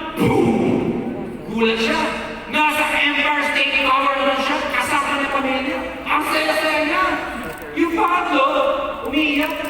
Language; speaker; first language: Filipino; native; Filipino